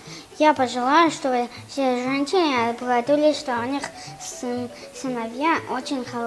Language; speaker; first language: Russian; non-native, local second language; Tajik